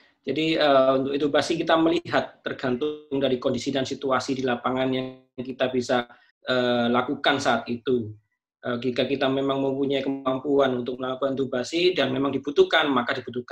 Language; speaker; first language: Indonesian; native; Indonesian